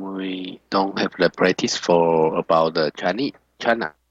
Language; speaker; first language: English; non-native, learner; Chinese